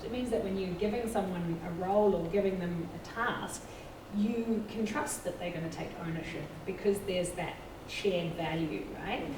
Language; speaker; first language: English; native; English